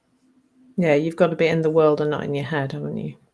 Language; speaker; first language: English; native; English